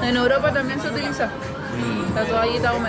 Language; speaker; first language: Spanish; native; Spanish